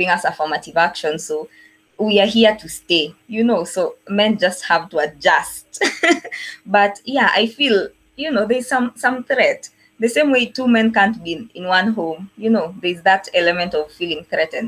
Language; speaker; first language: English; non-native, local second language; Swahili